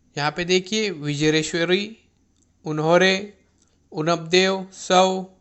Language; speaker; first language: Urdu; native; Urdu